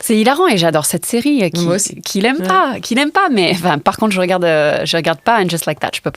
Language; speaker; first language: French; non-native, fluent; English